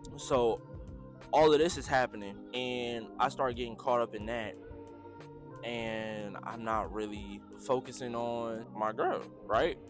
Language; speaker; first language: English; native; English